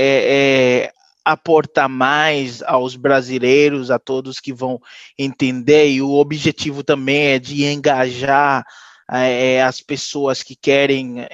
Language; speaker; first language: Portuguese; non-native, fluent; Haitian Creole